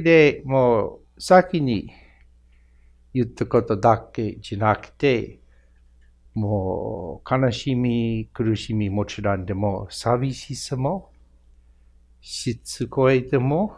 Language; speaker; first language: Japanese; non-native, fluent; English